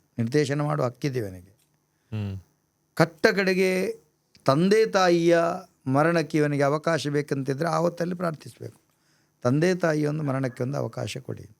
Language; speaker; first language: Kannada; non-native, local second language; Tulu